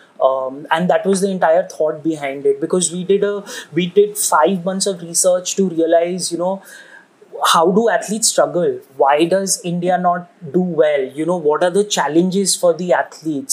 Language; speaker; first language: English; non-native, local second language; Hindi